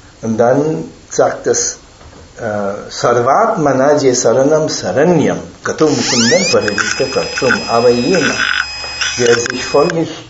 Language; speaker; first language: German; non-native, fluent; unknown